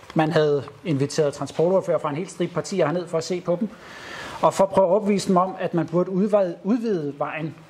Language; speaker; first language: Danish; native; Danish